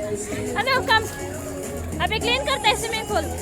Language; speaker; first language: Hindi; non-native, local second language; Tulu